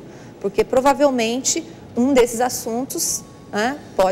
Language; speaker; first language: Portuguese; native; Portuguese